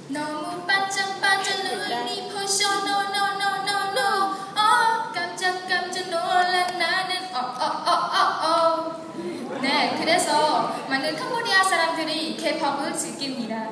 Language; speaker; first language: Korean; non-native, learner; Khmer